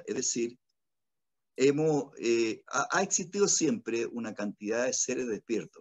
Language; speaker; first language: Spanish; native; Spanish